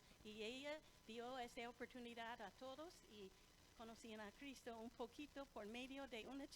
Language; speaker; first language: Spanish; non-native, fluent; English